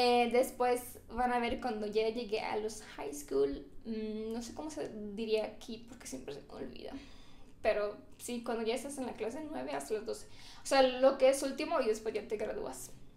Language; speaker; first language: Spanish; non-native, fluent; Romanian